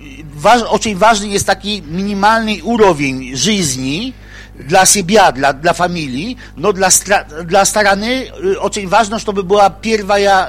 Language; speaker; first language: Russian; non-native, learner; Polish